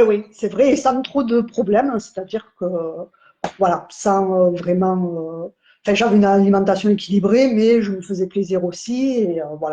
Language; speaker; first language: French; native; French